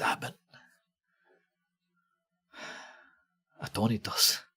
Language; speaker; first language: Spanish; non-native, fluent; English